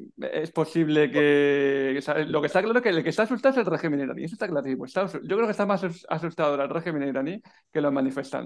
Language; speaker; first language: Spanish; native; Spanish